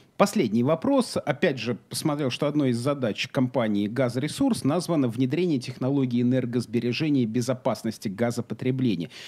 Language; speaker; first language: Russian; native; Russian